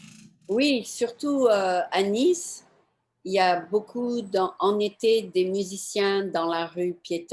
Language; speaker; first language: French; non-native, fluent; English